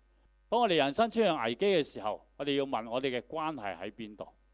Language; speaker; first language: Chinese; non-native, local second language; Cantonese